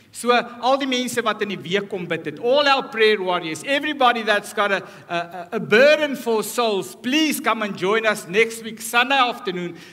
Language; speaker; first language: English; non-native, local second language; Afrikaans